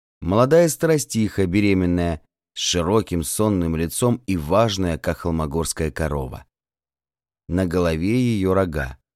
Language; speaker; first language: Russian; native; Russian